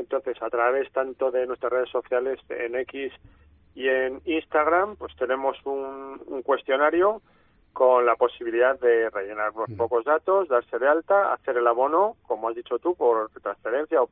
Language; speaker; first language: Spanish; native; Spanish